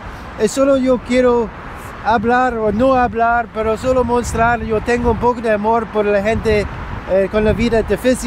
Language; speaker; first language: Spanish; non-native, learner; English